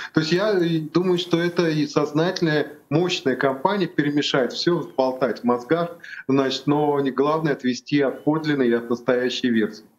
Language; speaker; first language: Russian; native; Russian